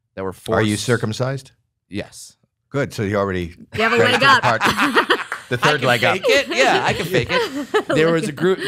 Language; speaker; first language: English; native; English